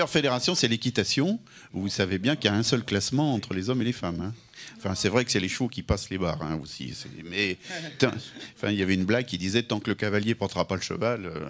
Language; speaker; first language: French; native; French